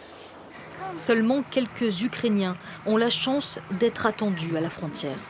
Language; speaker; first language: French; native; French